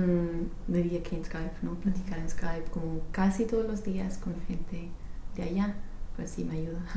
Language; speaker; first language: Spanish; non-native, fluent; English